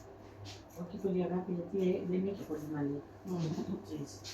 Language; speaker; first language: English; non-native, learner; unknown